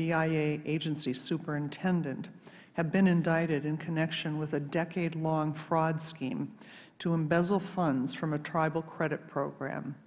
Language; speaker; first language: English; native; English